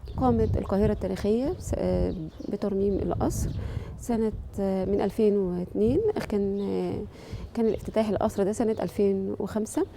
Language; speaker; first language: Egyptian Arabic; native; Egyptian Arabic